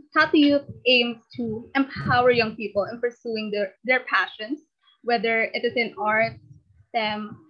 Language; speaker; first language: English; non-native, local second language; Filipino